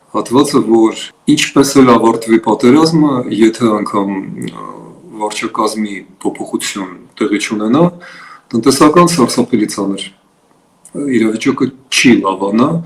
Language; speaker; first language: Armenian; native; Armenian